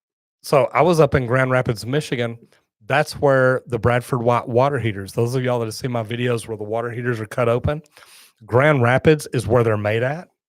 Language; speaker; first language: English; native; English